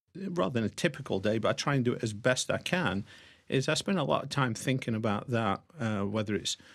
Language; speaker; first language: English; native; English